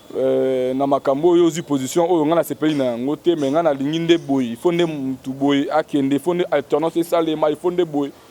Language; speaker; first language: Lingala; native; Lingala